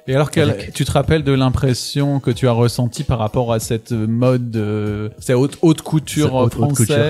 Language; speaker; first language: French; native; French